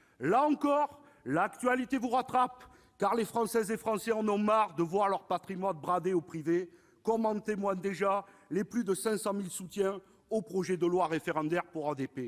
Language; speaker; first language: French; native; French